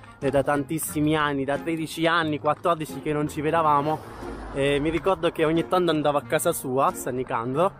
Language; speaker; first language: Italian; native; Italian